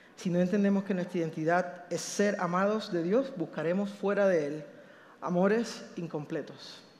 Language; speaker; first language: Spanish; native; Spanish